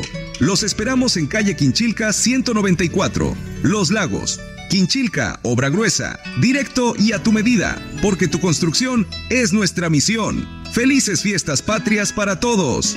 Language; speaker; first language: Spanish; native; Spanish